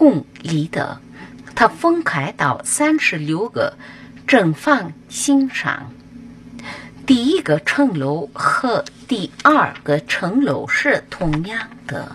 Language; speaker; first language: Chinese; non-native, fluent; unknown